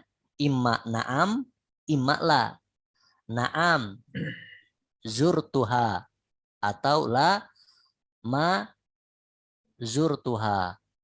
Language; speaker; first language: Arabic; non-native, fluent; Indonesian